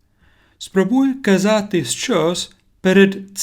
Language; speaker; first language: Ukrainian; non-native, learner; Finnish